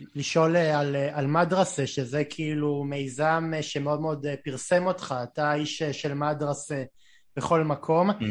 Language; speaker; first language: Hebrew; native; Hebrew